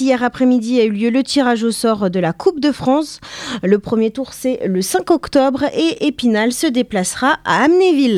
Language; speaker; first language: French; native; French